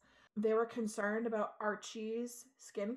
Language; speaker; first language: English; native; English